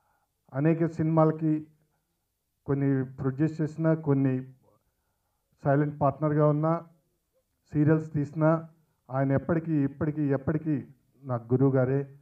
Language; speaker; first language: Telugu; native; Telugu